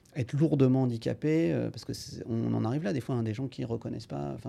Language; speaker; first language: French; native; French